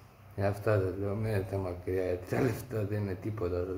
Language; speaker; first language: Greek; non-native, fluent; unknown